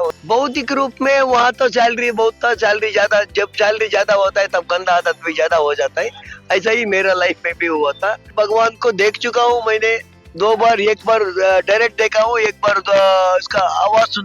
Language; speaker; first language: Hindi; non-native, local second language; Telugu